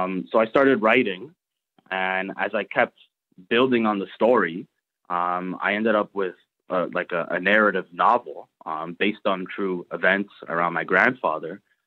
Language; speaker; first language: English; early bilingual, other home language; Portuguese